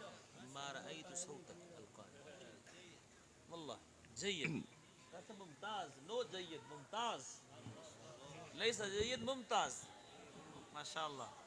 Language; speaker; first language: Arabic; non-native, learner; Urdu